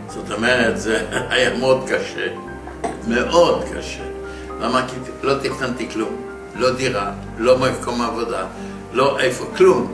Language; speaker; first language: Hebrew; non-native, fluent; French